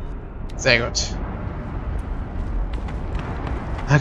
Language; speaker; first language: German; native; German